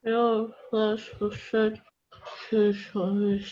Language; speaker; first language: French; non-native, learner; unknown